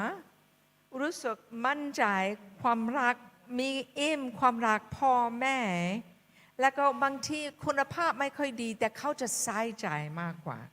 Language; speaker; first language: Thai; non-native, fluent; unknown